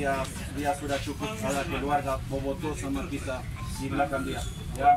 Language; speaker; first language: Indonesian; non-native, learner; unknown